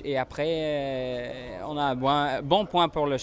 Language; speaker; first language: French; non-native, fluent; Swedish